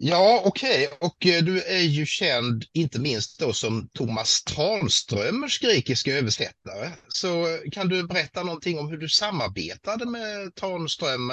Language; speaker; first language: Swedish; native; Swedish